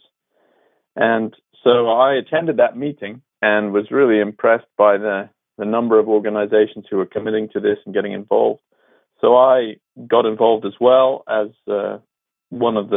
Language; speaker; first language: English; native; English